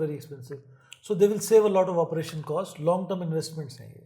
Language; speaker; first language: Hindi; native; Hindi